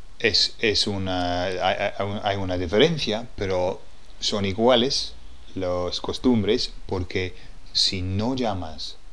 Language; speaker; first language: Spanish; non-native, fluent; English